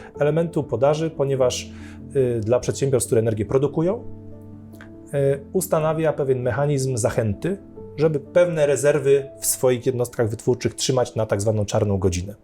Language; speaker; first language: Polish; native; Polish